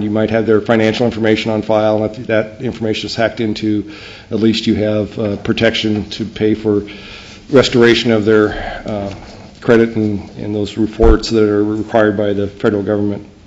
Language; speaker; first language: English; native; English